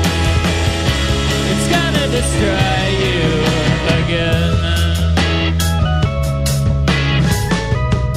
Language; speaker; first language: English; native; English